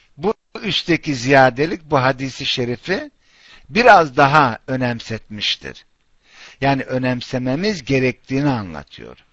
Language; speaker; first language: Turkish; non-native, fluent; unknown